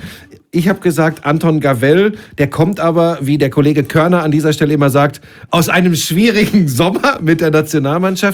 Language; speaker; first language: German; native; German